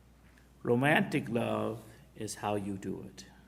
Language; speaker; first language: English; native; English